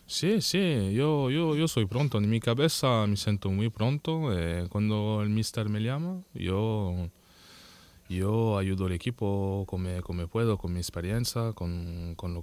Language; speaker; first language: Spanish; non-native, learner; French